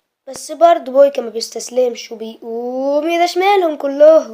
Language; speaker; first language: Arabic; native; Arabic